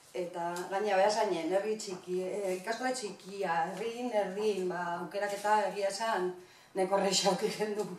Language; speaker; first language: Basque; native; Basque